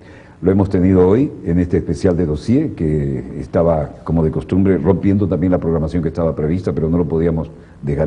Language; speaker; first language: Spanish; native; Spanish